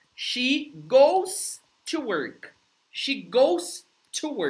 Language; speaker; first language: English; non-native, fluent; Portuguese